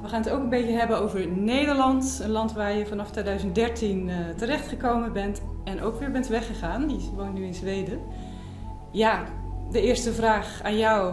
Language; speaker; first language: Dutch; native; Dutch